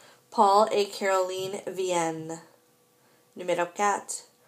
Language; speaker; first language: French; non-native, fluent; English